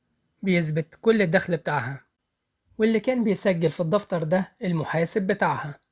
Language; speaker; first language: Arabic; native; Arabic